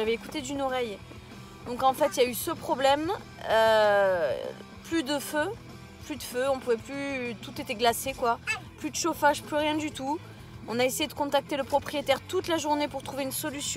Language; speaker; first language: French; native; French